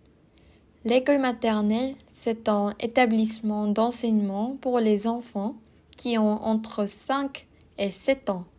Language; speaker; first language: French; non-native, fluent; Korean